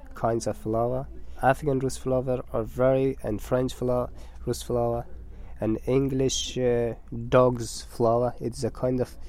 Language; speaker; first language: English; non-native, learner; Persian